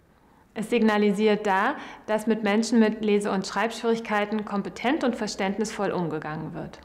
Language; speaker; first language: German; native; German